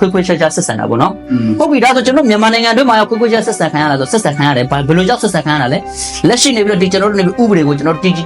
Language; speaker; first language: Burmese; non-native, local second language; Rohingya